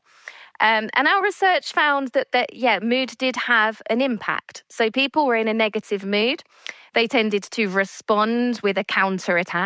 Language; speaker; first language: English; native; English